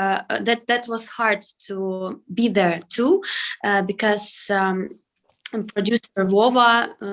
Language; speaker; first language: English; non-native, learner; Ukrainian